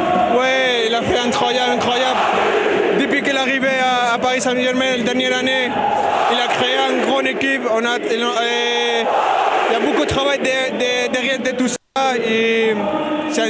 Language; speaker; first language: French; non-native, fluent; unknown